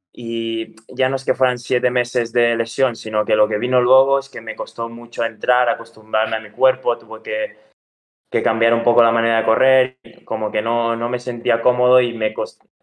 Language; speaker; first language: Spanish; native; Spanish